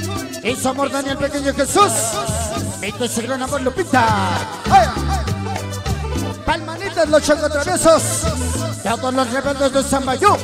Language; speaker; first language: Spanish; native; Spanish